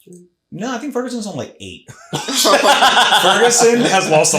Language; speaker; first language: English; native; English